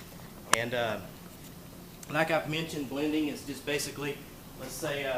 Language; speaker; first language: English; native; English